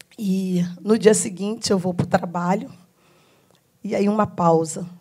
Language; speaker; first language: Portuguese; native; Portuguese